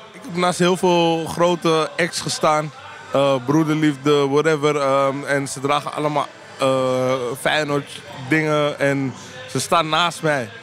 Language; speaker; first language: Dutch; native; Dutch